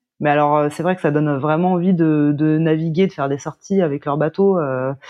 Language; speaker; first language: French; native; French